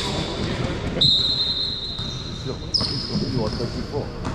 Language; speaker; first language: French; native; French